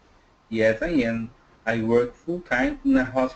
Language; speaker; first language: English; non-native, learner; Portuguese